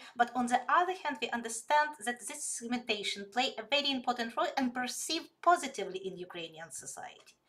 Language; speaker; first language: English; non-native, fluent; Ukrainian